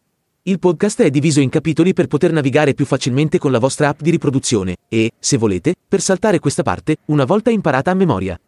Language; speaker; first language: Italian; native; Italian